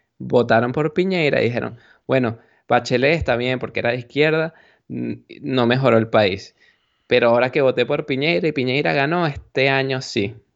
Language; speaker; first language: Spanish; native; Spanish